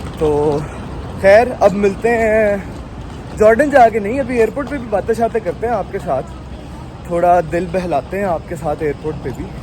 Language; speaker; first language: Urdu; non-native, local second language; Punjabi